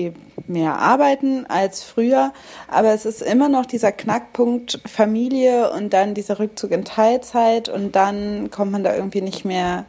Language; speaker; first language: German; native; German